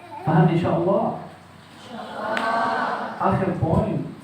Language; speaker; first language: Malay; non-native, learner; Arabic